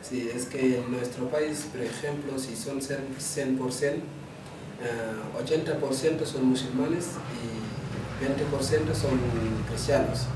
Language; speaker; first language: Spanish; non-native, local second language; Wolof